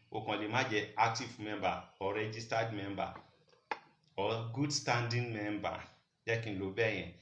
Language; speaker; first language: English; non-native, local second language; Yoruba